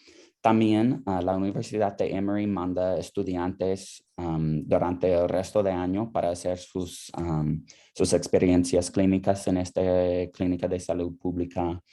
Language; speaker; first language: Spanish; non-native, fluent; English